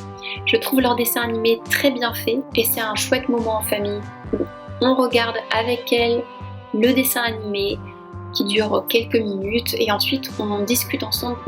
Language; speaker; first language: French; native; French